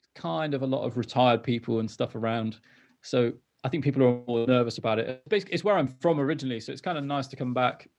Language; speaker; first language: English; native; English